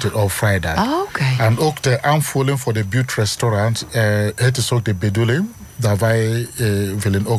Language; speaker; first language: Dutch; non-native, learner; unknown